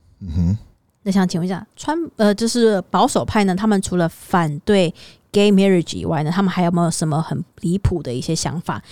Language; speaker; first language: Chinese; native; Chinese